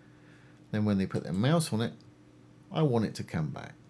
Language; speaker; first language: English; native; English